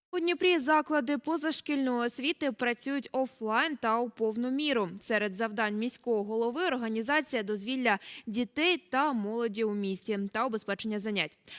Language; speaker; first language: Ukrainian; native; Ukrainian